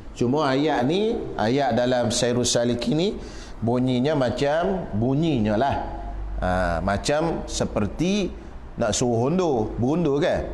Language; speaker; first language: Malay; native; Malay